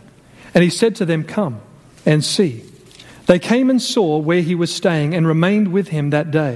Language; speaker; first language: English; native; English